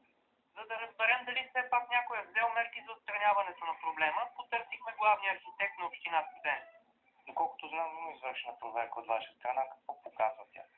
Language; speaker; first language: Bulgarian; native; Bulgarian